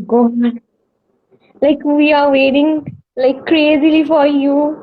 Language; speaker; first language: English; non-native, local second language; Hindi